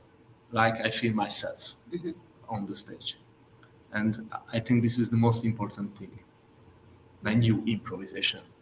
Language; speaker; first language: English; non-native, learner; Hungarian